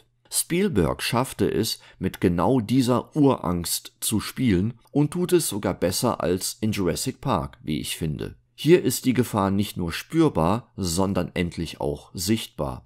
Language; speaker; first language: German; native; German